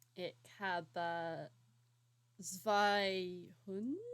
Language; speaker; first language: German; non-native, learner; English